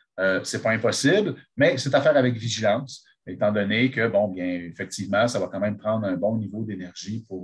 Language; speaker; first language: French; native; French